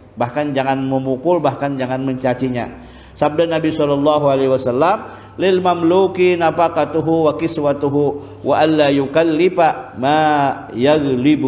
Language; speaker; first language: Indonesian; non-native, local second language; Banjar